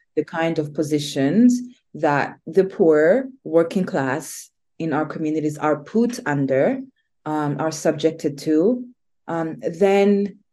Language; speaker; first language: English; non-native, local second language; Kinyarwanda